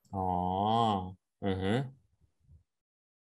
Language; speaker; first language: Thai; native; Thai